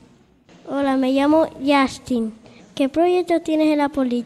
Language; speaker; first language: Spanish; native; Spanish